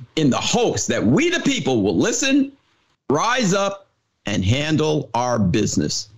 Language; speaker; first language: English; native; English